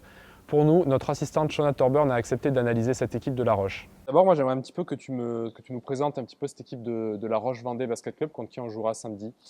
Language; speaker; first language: French; native; French